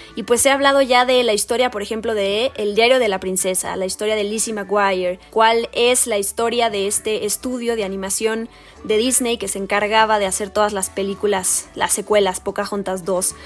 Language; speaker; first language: Spanish; native; Spanish